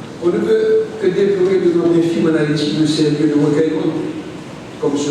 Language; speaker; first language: French; non-native, local second language; Haitian Creole